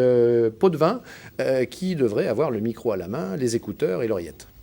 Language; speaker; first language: French; native; French